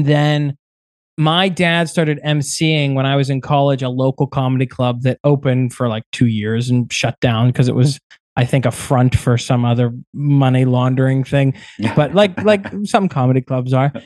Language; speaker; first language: English; native; English